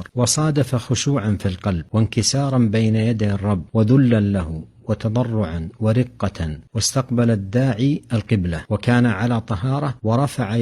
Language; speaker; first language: Arabic; native; Arabic